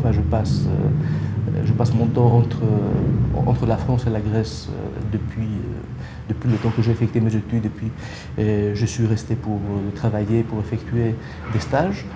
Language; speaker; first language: French; non-native, fluent; Greek